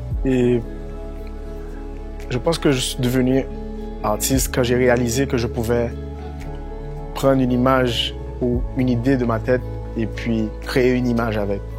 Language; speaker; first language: French; non-native, local second language; Haitian Creole